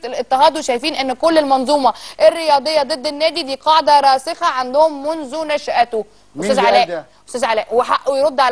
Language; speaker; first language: Arabic; native; Arabic